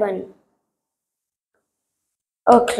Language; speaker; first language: English; non-native, learner; Vietnamese